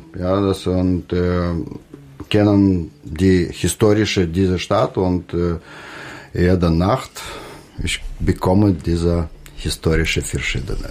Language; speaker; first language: German; non-native, learner; Russian